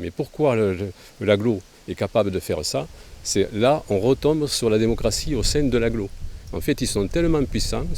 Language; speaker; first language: French; native; French